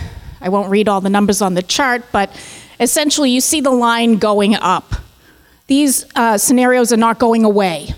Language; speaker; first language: English; native; English